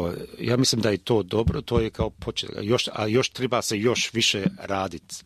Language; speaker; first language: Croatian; early bilingual, heritage; Croatian